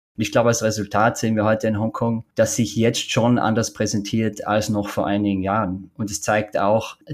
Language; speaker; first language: German; native; German